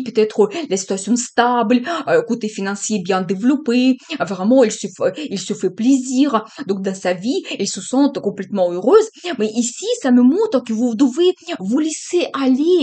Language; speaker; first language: French; non-native, fluent; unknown